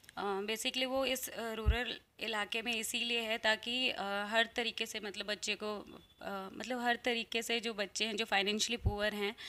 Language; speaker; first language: Hindi; native; Hindi